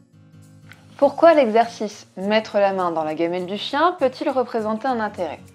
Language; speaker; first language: French; native; French